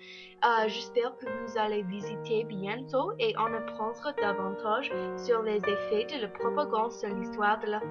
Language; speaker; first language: French; non-native, learner; English